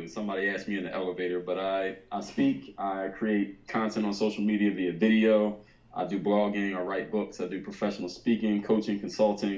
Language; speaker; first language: English; native; English